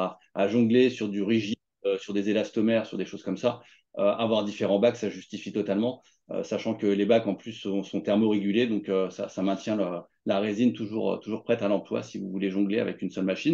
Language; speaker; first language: French; native; French